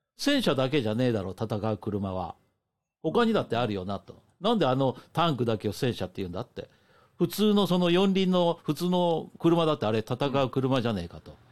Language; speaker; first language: Japanese; native; Japanese